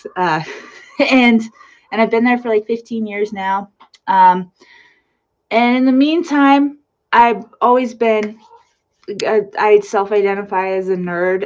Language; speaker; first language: English; native; English